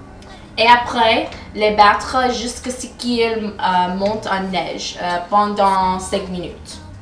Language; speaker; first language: French; non-native, learner; English